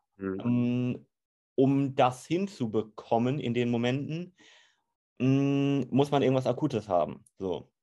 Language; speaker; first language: German; native; German